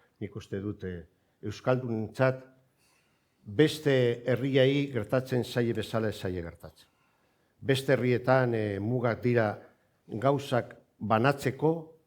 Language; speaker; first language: Basque; non-native, local second language; Spanish